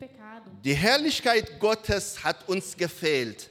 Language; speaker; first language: German; non-native, learner; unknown